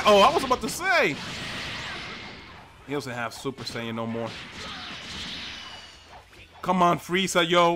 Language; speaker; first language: English; native; English